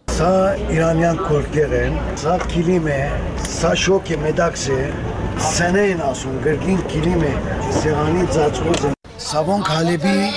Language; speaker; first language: Armenian; early bilingual, heritage; Armenian